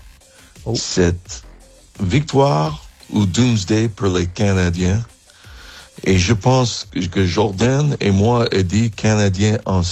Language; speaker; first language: French; non-native, learner; English